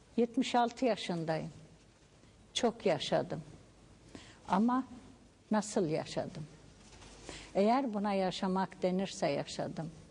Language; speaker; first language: Turkish; non-native, local second language; Kurdish